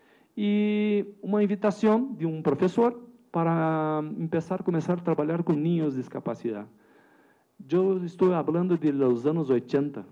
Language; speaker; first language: Spanish; non-native, learner; Portuguese